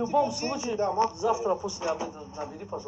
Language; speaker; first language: Russian; non-native, fluent; Armenian